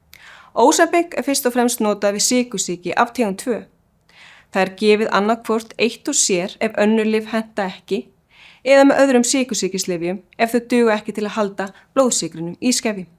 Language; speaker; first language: Icelandic; native; Icelandic